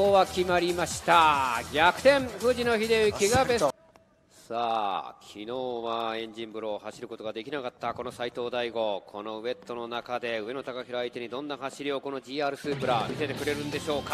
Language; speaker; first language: Japanese; native; Japanese